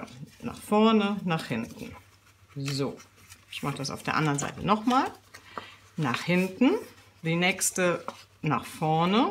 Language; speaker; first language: German; native; German